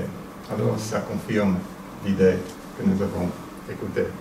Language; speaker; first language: French; non-native, fluent; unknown